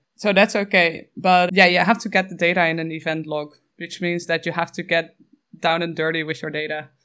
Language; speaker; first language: English; non-native, fluent; Dutch